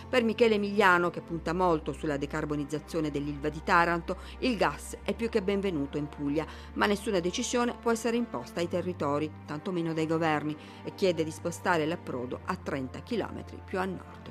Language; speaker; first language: Italian; native; Italian